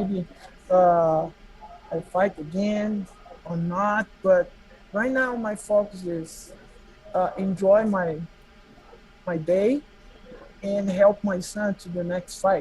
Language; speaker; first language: English; non-native, learner; Portuguese